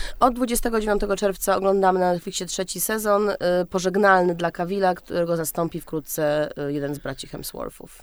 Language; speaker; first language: Polish; native; Polish